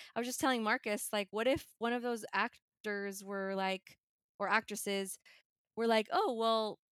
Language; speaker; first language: English; native; English